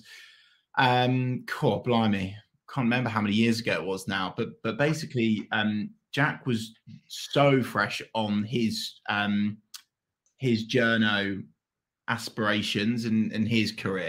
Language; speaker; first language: English; native; English